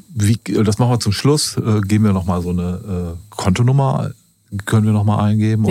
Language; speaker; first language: German; native; German